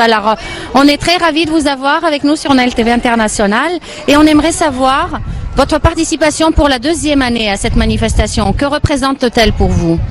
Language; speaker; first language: French; non-native, fluent; Arabic